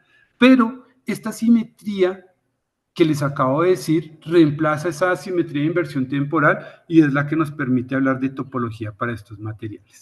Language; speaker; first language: Spanish; native; Spanish